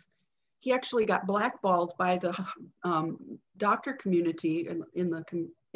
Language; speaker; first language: English; native; English